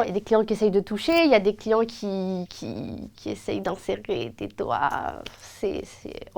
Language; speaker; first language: French; native; French